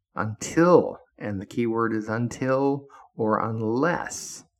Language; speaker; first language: English; native; English